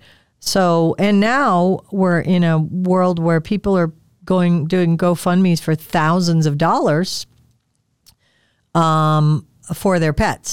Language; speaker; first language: English; native; English